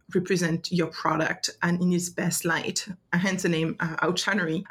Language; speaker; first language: English; non-native, fluent; French